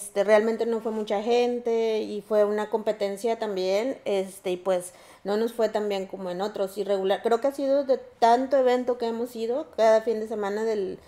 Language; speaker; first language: Spanish; native; Spanish